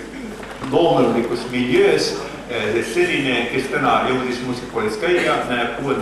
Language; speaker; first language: Estonian; native; Estonian